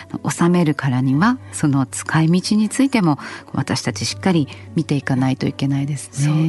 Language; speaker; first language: Japanese; native; Japanese